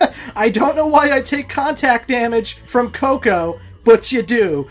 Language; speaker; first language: English; native; English